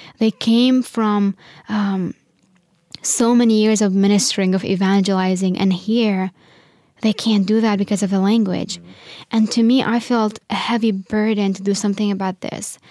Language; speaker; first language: English; non-native, fluent; Arabic